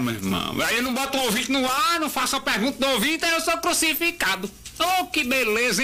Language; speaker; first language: Portuguese; native; Portuguese